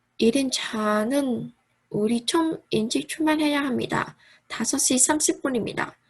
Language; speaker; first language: Korean; non-native, learner; Vietnamese